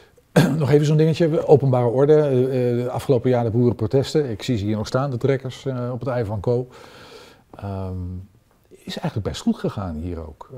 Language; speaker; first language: Dutch; native; Dutch